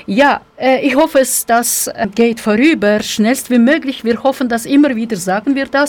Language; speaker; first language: German; non-native, fluent; Russian